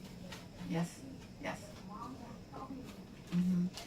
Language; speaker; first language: English; native; English